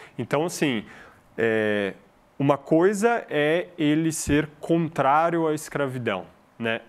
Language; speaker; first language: Portuguese; early bilingual, other home language; Arabic